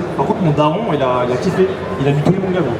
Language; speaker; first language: French; native; French